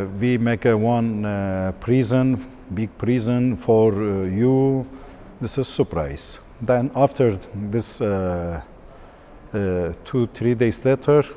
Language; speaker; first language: English; non-native, learner; Turkish